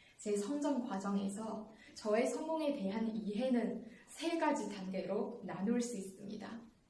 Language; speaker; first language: Korean; non-native, fluent; Chinese